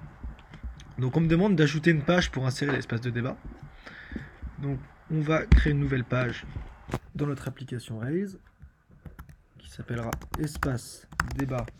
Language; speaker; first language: French; native; French